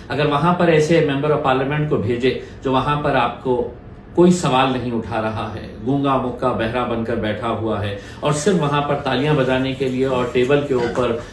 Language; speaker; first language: Urdu; native; Urdu